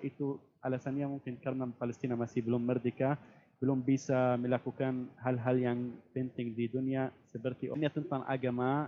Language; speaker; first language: Indonesian; non-native, fluent; Arabic